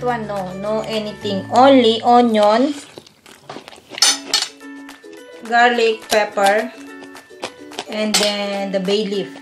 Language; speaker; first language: English; non-native, learner; Filipino